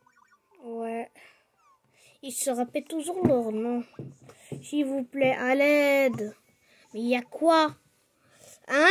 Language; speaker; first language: French; non-native, local second language; Arabic